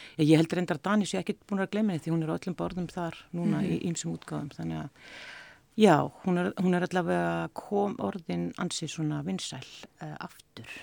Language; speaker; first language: Icelandic; native; Icelandic